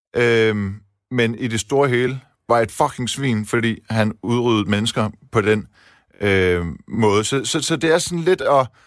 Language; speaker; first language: Danish; early bilingual, other home language; Persian